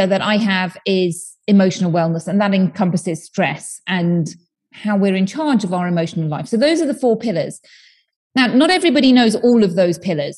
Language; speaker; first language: English; native; English